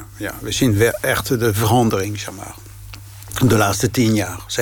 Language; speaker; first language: Dutch; non-native, fluent; French